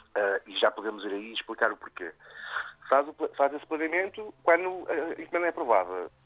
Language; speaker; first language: Portuguese; native; Portuguese